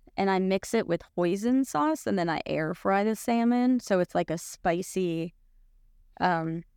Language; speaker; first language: English; native; English